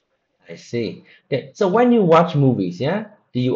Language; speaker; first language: English; non-native, fluent; Vietnamese